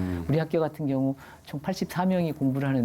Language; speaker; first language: Korean; native; Korean